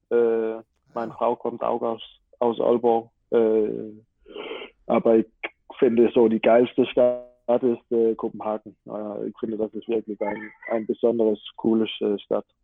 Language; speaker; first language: German; non-native, fluent; Danish